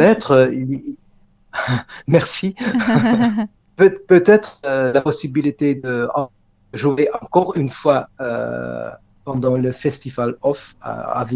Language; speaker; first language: French; non-native, fluent; Dutch